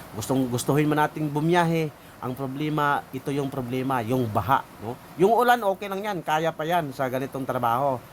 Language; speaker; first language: Filipino; non-native, local second language; Cebuano